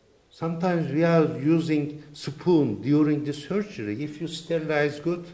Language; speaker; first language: English; non-native, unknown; Turkish